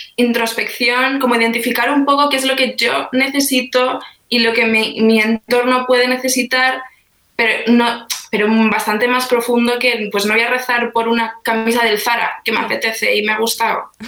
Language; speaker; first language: Spanish; native; Spanish